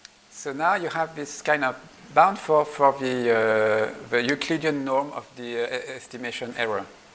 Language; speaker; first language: English; non-native, fluent; French